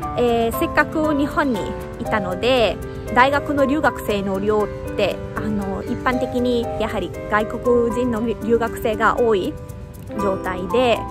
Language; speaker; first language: Japanese; non-native, fluent; Italian